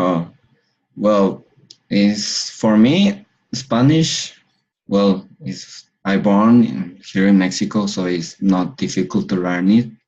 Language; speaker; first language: English; non-native, learner; Spanish